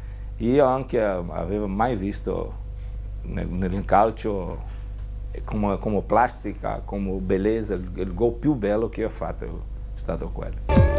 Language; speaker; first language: Italian; non-native, fluent; Portuguese